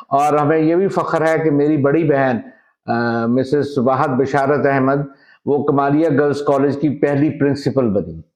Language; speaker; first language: Urdu; non-native, local second language; Punjabi